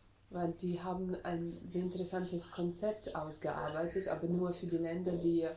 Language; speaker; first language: German; non-native, fluent; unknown